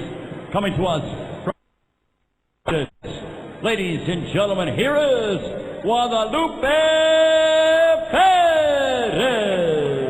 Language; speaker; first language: English; native; English